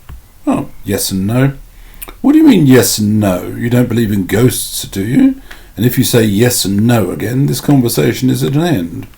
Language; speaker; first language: English; native; English